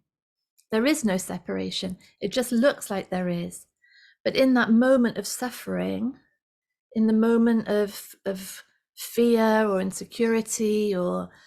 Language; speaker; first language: English; native; English